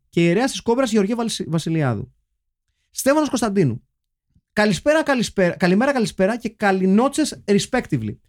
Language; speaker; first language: Greek; native; Greek